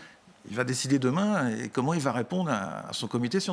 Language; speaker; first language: French; native; French